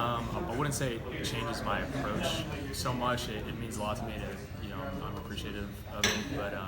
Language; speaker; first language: English; native; English